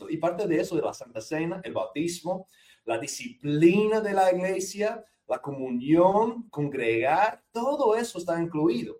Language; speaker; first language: Spanish; non-native, fluent; English